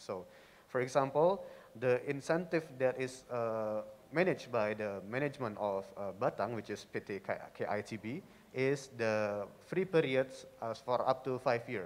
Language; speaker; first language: English; non-native, fluent; Indonesian